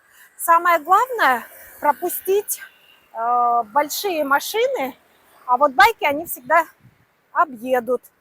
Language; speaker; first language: Russian; native; Russian